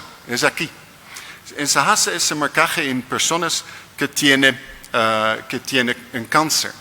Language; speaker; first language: Spanish; non-native, learner; Dutch